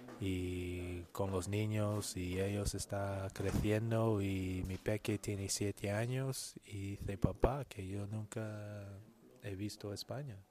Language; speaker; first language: Spanish; non-native, learner; English